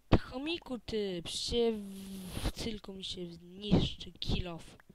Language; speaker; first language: Polish; native; Polish